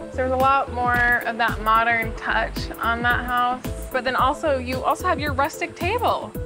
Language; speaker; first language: English; native; English